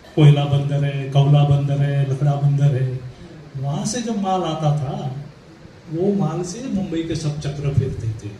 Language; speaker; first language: Hindi; non-native, local second language; Marathi